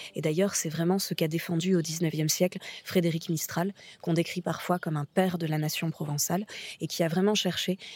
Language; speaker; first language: French; native; French